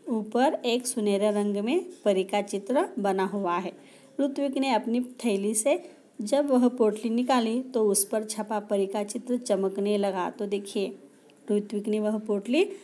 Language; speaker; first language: Hindi; non-native, local second language; Marathi